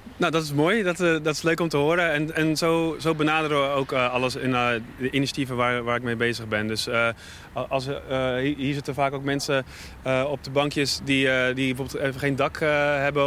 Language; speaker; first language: Dutch; native; Dutch